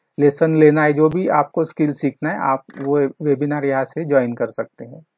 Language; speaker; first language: Hindi; non-native, local second language; Marathi